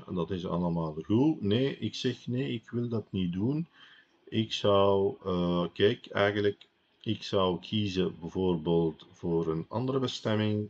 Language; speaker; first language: Dutch; non-native, fluent; Arabic